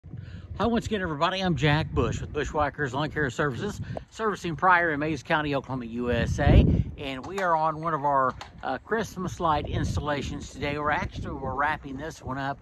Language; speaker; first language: English; native; English